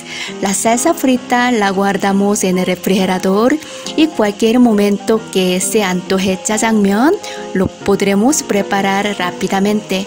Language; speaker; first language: Spanish; non-native, fluent; Korean